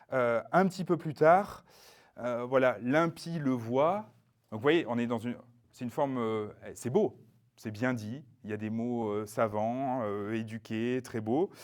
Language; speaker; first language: French; native; French